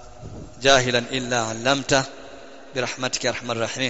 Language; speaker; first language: Arabic; non-native, fluent; Swahili